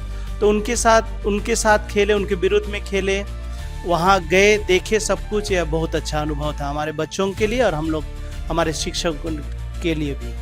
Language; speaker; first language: Hindi; native; Hindi